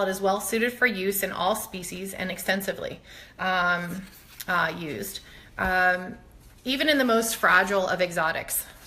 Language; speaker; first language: English; native; English